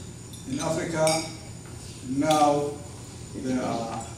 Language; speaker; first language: English; non-native, learner; Somali